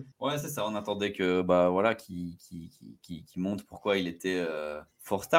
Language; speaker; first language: French; native; French